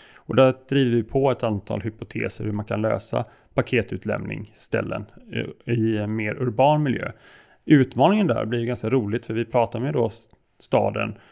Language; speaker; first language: Swedish; native; Swedish